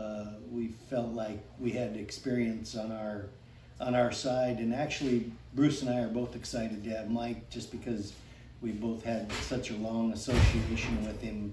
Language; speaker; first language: English; native; English